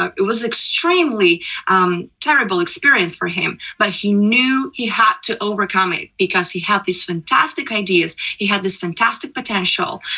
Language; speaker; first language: English; non-native, fluent; Russian